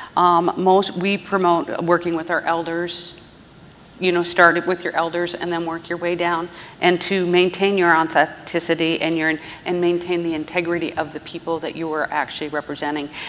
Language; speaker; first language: English; native; English